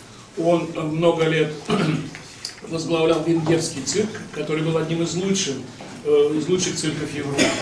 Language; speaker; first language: Russian; native; Russian